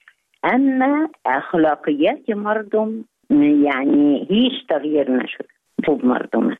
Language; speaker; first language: Persian; non-native, fluent; Arabic